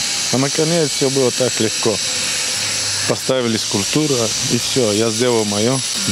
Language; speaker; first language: Russian; non-native, fluent; Bulgarian